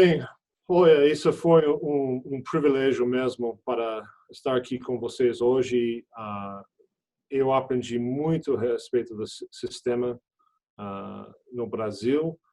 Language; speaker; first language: Portuguese; non-native, fluent; English